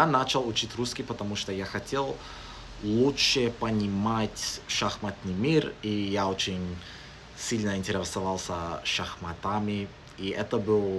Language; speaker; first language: Russian; non-native, learner; English